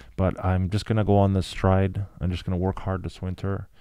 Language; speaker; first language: English; early bilingual, other home language; Arabic